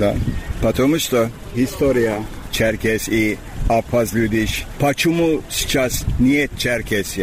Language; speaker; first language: Russian; non-native, learner; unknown